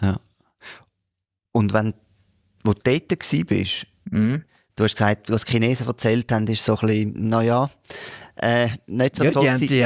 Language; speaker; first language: German; native; German